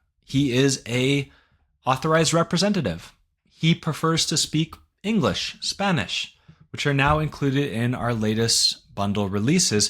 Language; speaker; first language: English; native; English